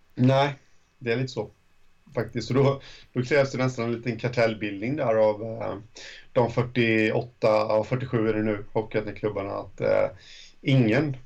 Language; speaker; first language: Swedish; native; Swedish